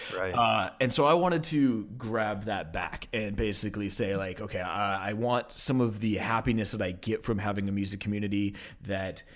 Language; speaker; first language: English; native; English